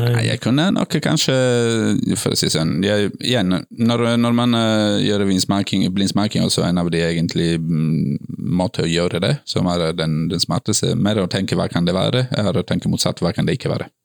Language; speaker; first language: Norwegian; non-native, fluent; Italian